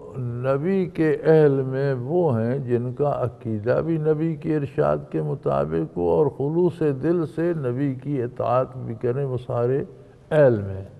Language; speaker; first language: Urdu; non-native, local second language; Punjabi